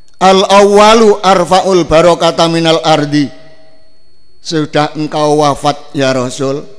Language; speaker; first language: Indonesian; non-native, local second language; Javanese